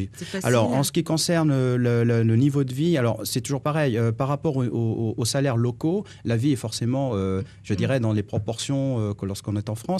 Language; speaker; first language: French; native; French